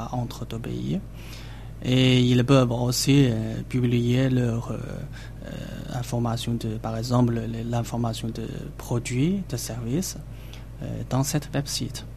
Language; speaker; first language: French; non-native, fluent; Chinese